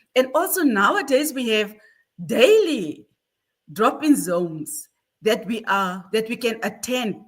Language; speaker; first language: English; non-native, local second language; Afrikaans